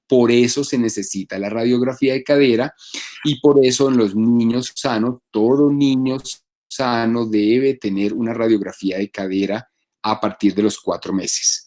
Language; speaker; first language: Spanish; native; Spanish